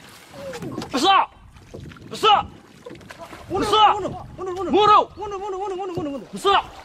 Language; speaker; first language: English; non-native, learner; Indonesian